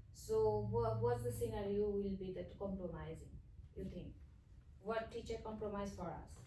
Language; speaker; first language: English; non-native, fluent; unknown